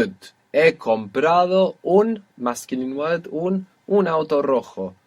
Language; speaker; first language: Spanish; non-native, fluent; English